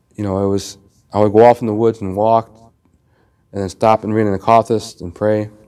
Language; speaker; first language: English; native; English